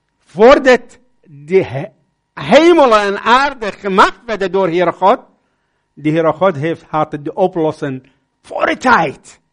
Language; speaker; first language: Dutch; non-native, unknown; Arabic